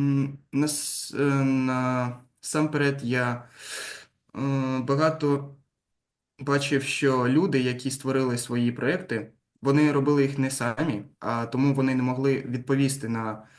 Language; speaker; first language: Ukrainian; non-native, local second language; Russian